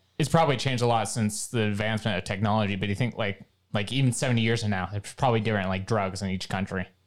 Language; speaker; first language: English; native; English